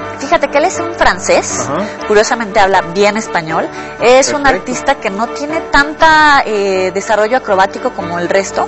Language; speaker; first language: Spanish; native; Spanish